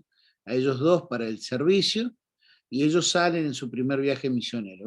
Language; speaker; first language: Spanish; native; Spanish